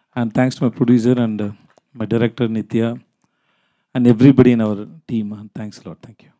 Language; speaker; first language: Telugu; non-native, learner; Tamil